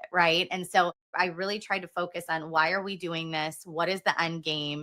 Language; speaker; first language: English; native; English